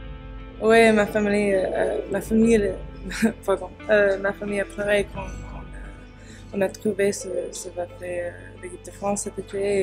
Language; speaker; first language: French; early bilingual, heritage; English